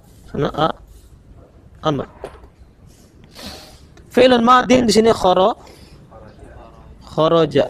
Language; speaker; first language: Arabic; non-native, fluent; Indonesian